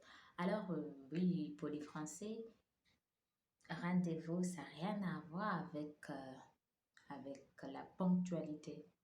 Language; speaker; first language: French; non-native, learner; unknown